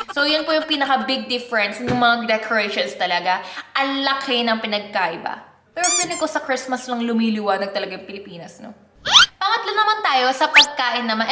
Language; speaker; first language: Filipino; non-native, fluent; Korean